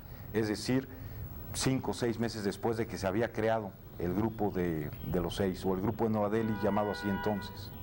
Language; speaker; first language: Spanish; native; Spanish